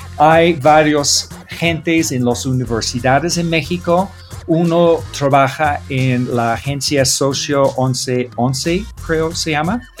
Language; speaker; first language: Spanish; non-native, fluent; English